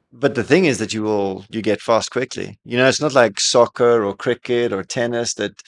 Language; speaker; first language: English; native; English